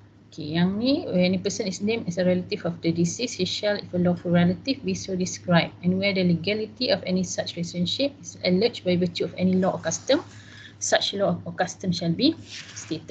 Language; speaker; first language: English; non-native, local second language; Malay